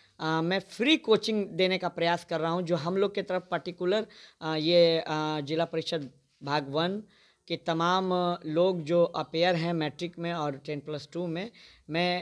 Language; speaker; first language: Hindi; native; Hindi